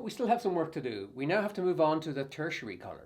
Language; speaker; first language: English; native; English